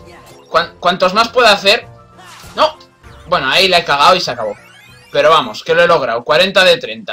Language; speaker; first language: Spanish; native; Spanish